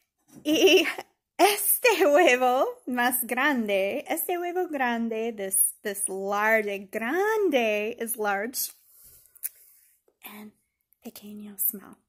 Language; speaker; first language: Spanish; non-native, fluent; English